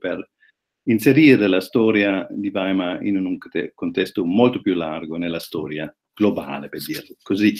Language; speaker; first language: Italian; non-native, fluent; German